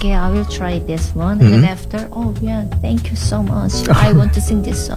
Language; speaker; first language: English; non-native, learner; Korean